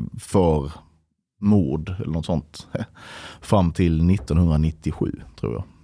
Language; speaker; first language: Swedish; native; Swedish